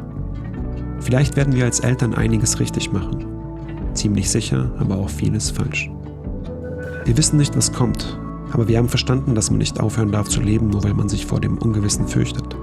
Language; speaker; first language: German; native; German